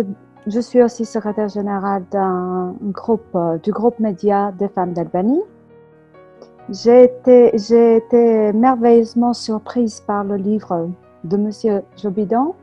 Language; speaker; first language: French; non-native, fluent; Albanian